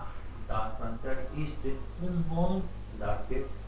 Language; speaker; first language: German; non-native, learner; Hindi